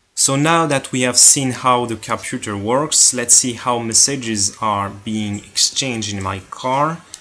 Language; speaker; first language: English; non-native, fluent; French